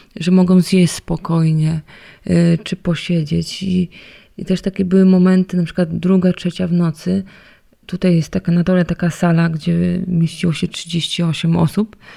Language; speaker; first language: Polish; native; Polish